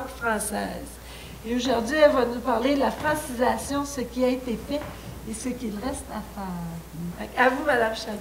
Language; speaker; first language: French; native; French